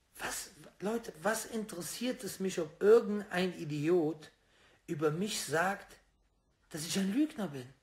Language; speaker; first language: German; native; German